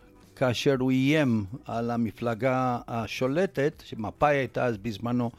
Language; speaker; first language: Hebrew; non-native, fluent; Romanian